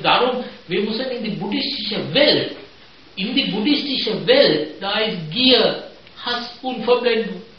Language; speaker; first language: German; non-native, fluent; Sinhala